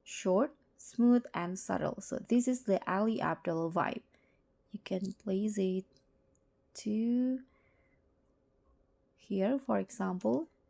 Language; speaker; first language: English; non-native, fluent; Indonesian